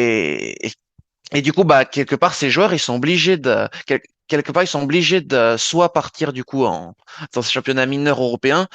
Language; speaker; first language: French; native; French